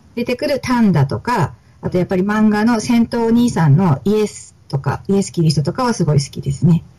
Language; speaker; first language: Japanese; native; Japanese